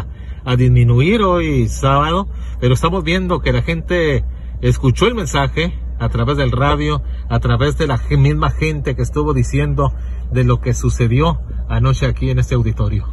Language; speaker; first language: Spanish; native; Spanish